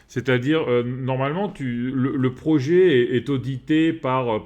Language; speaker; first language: French; native; French